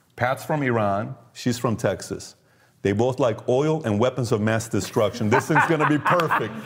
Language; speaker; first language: English; early bilingual, other home language; Persian